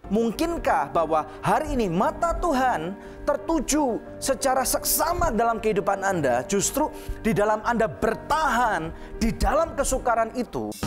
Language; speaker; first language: Indonesian; native; Indonesian